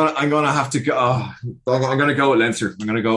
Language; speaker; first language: English; native; English